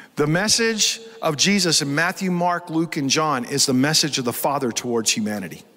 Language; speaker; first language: English; native; English